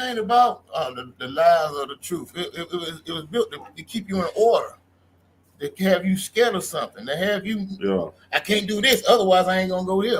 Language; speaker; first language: English; native; English